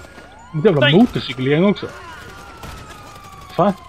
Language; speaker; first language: Swedish; native; Swedish